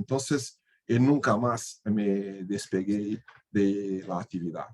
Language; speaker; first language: Spanish; non-native, fluent; Portuguese